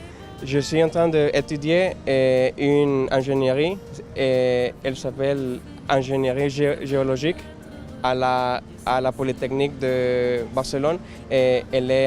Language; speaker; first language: French; non-native, learner; Spanish